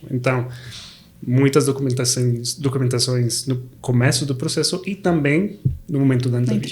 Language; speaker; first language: Portuguese; non-native, fluent; Spanish